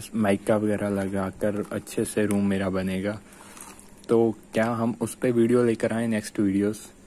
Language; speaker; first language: Hindi; non-native, local second language; Punjabi